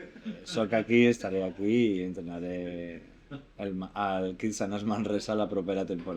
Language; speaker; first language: Catalan; non-native, learner; Spanish